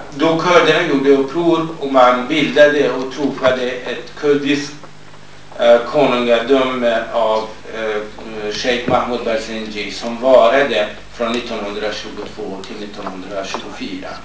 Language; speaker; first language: Swedish; non-native, fluent; Kurdish